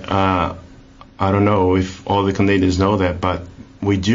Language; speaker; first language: English; non-native, fluent; Portuguese